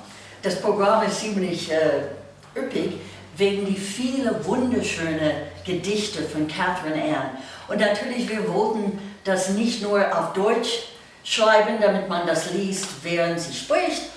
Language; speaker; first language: German; non-native, fluent; English